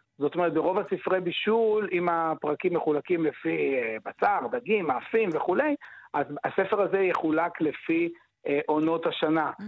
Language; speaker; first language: Hebrew; native; Hebrew